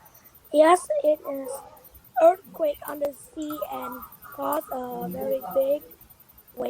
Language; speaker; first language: English; non-native, learner; Vietnamese